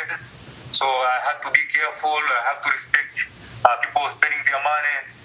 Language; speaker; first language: English; non-native, local second language; Swahili